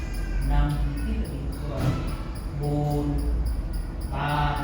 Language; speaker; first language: Vietnamese; non-native, learner; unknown